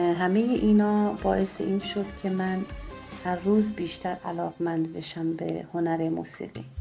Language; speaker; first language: Persian; non-native, local second language; Central Kurdish